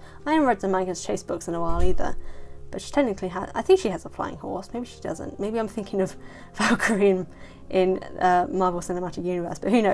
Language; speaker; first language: English; native; English